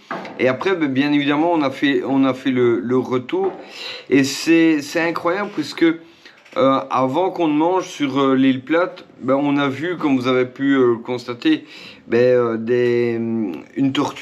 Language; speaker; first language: French; native; French